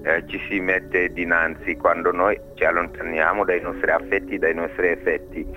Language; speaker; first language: Italian; non-native, fluent; Wolof